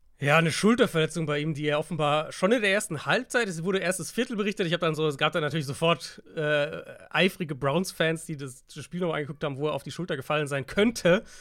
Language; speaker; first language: German; native; German